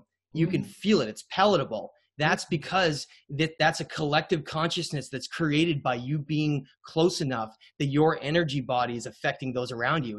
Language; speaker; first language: English; native; English